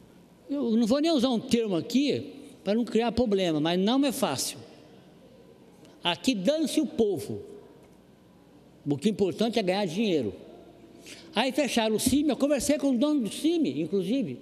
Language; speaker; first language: Portuguese; native; Portuguese